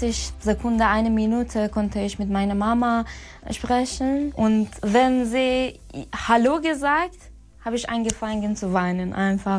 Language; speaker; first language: German; non-native, learner; Persian